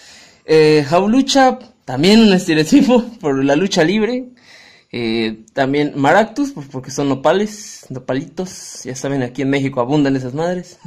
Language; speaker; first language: Spanish; native; Spanish